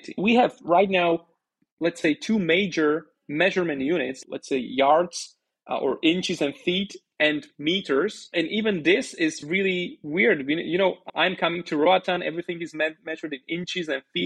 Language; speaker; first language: English; non-native, fluent; Slovak